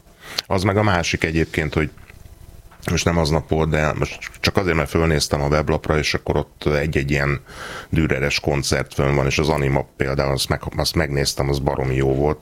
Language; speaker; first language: Hungarian; native; Hungarian